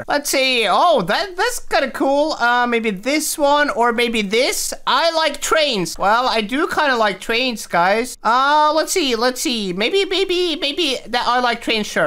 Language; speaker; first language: English; native; English